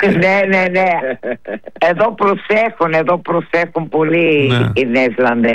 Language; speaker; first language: Greek; early bilingual, heritage; Greek